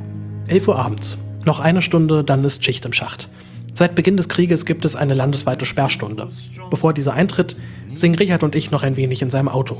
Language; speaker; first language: German; native; German